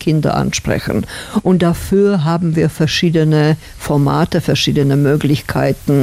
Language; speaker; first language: German; non-native, fluent; Slovak